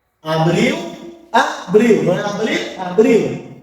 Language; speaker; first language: Portuguese; non-native, fluent; Haitian Creole